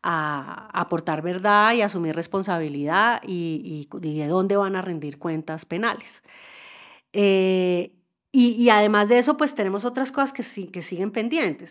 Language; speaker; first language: Spanish; native; Spanish